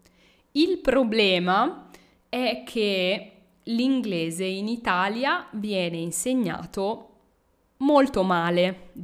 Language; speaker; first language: Italian; native; Italian